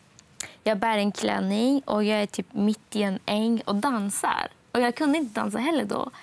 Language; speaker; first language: Swedish; non-native, fluent; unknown